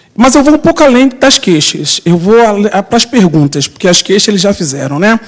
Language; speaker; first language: Portuguese; native; Portuguese